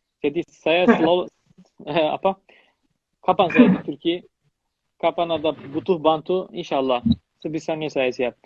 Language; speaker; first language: Indonesian; non-native, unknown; Turkish